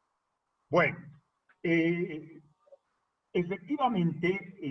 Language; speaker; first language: Spanish; native; Spanish